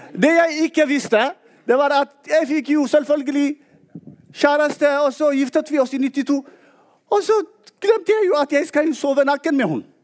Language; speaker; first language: Norwegian; non-native, fluent; Tigrinya